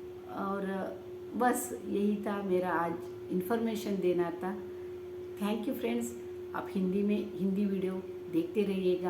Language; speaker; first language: Hindi; non-native, local second language; Kannada